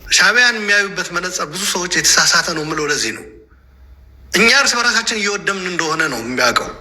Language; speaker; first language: Amharic; non-native, local second language; Tigrinya